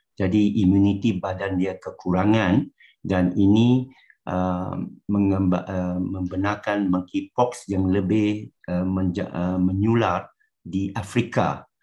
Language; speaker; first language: Malay; non-native, local second language; Chinese